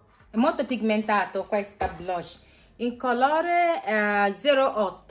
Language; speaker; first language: Italian; non-native, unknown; English